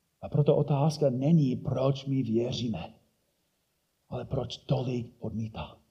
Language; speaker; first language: Czech; non-native, fluent; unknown